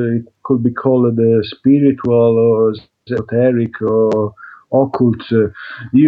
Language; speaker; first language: English; non-native, fluent; Italian